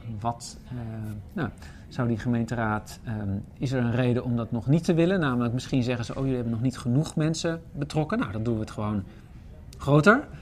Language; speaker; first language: Dutch; native; Dutch